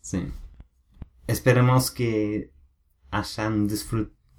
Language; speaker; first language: Spanish; non-native, learner; English